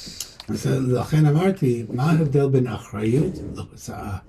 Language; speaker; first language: Hebrew; non-native, fluent; English